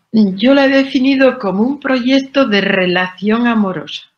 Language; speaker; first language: Spanish; native; Spanish